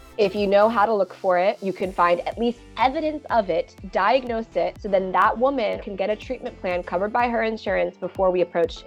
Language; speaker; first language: English; native; English